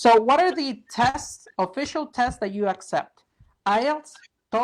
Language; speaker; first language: English; non-native, fluent; Spanish